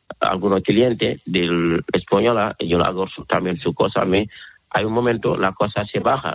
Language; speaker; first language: Spanish; non-native, learner; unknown